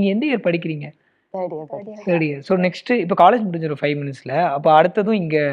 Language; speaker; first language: Tamil; native; Tamil